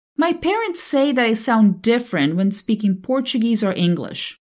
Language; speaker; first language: English; non-native, fluent; Portuguese